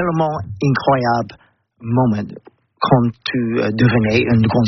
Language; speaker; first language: French; non-native, learner; English